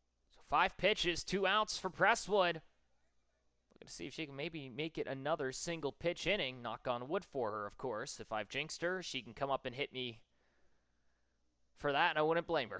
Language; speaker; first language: English; native; English